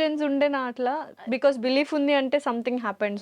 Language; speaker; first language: Telugu; native; Telugu